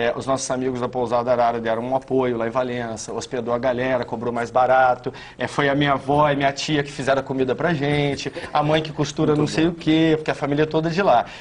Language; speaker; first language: Portuguese; native; Portuguese